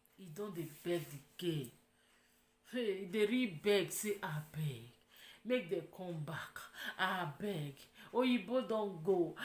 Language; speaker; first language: Nigerian Pidgin; non-native, local second language; Yoruba